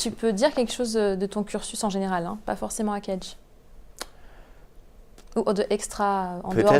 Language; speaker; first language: French; native; French